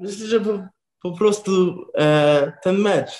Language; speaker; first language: Polish; early bilingual, heritage; English